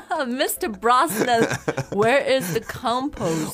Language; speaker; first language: English; non-native, fluent; Chinese